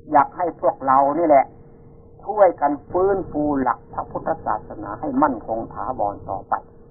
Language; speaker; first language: Thai; non-native, local second language; Northeastern Thai